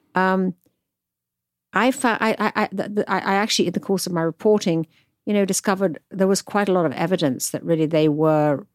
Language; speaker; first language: English; native; English